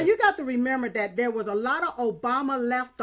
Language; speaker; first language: English; native; English